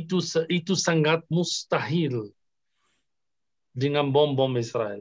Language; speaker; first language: Indonesian; non-native, fluent; Arabic